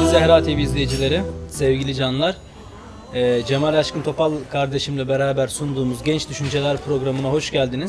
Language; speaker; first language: Turkish; native; Turkish